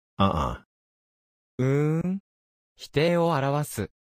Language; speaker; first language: Japanese; native; Japanese